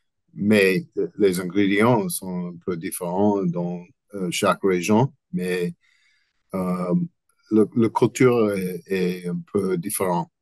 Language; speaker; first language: French; non-native, learner; English